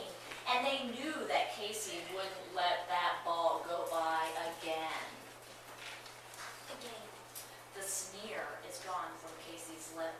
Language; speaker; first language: English; native; English